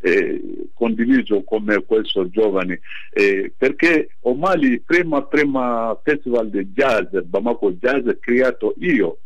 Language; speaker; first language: Italian; non-native, fluent; Bambara